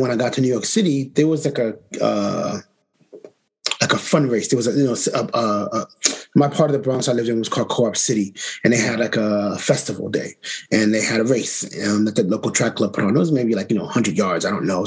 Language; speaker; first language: English; native; English